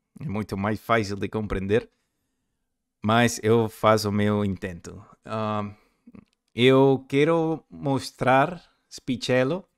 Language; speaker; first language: Portuguese; non-native, learner; Spanish